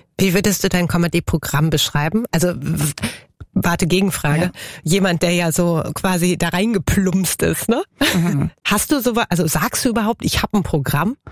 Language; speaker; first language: German; native; German